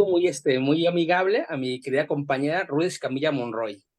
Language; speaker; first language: Spanish; native; Spanish